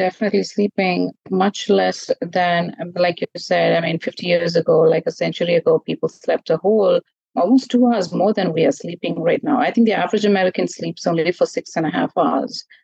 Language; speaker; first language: English; non-native, local second language; Malayalam